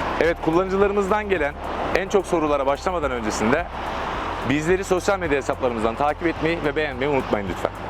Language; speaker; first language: Turkish; native; Turkish